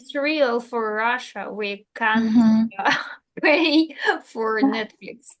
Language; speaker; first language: English; non-native, learner; Russian